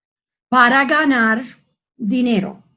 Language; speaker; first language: Spanish; non-native, fluent; English